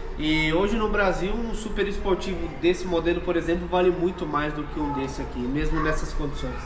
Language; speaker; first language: Portuguese; native; Portuguese